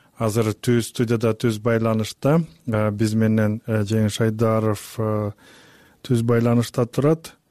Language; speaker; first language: Kyrgyz; native; Kyrgyz